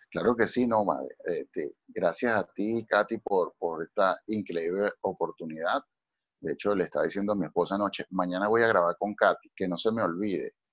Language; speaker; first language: Spanish; native; Spanish